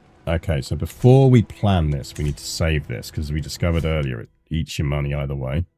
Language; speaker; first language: English; native; English